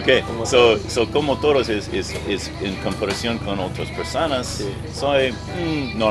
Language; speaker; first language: Spanish; non-native, learner; English